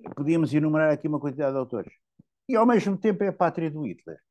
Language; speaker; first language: Portuguese; native; Portuguese